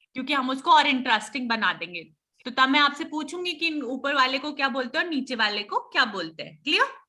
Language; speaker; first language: Hindi; native; Hindi